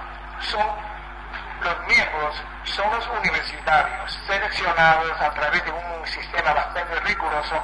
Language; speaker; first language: Spanish; non-native, fluent; Chinese